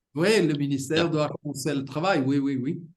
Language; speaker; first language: French; non-native, fluent; Spanish